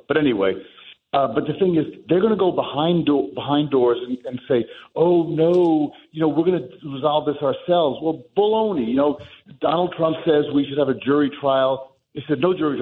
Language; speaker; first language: English; native; English